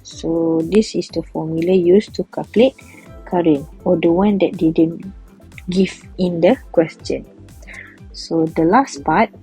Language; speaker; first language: English; non-native, local second language; Malay